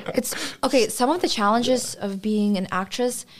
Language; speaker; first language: English; non-native, fluent; Russian